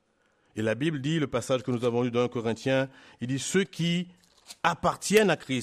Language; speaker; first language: French; native; French